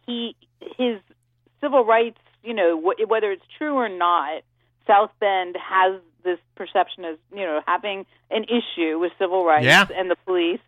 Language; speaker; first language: English; native; English